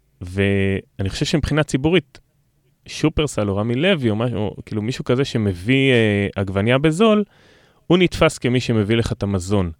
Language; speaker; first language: Hebrew; native; Hebrew